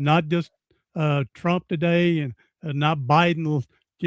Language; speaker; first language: English; native; English